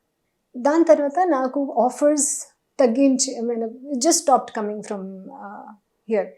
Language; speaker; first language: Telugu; non-native, learner; Hindi